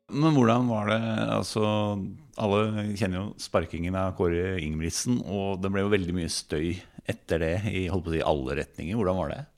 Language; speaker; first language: Norwegian; native; Norwegian